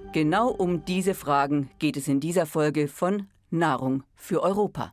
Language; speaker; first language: German; native; German